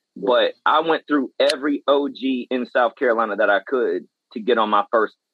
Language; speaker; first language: English; native; English